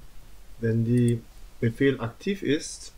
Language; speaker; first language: German; non-native, learner; Turkish